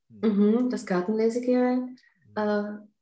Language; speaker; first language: German; non-native, fluent; Czech